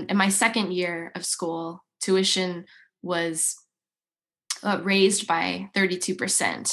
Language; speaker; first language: English; native; English